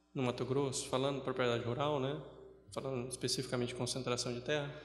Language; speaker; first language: Portuguese; native; Portuguese